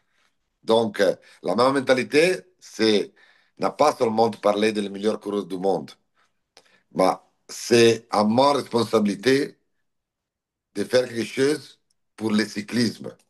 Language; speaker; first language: French; non-native, learner; Italian